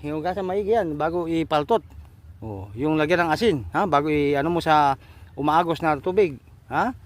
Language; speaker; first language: Filipino; non-native, local second language; Iloko